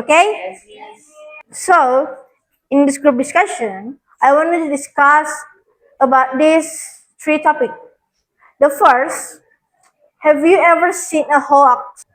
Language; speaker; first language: English; non-native, learner; Indonesian